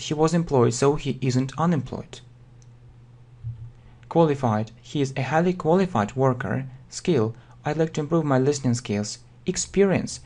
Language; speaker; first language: English; non-native, fluent; Russian